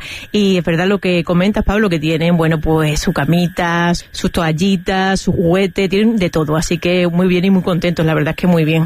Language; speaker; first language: Spanish; native; Spanish